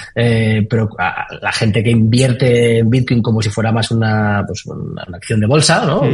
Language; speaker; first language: Spanish; native; Spanish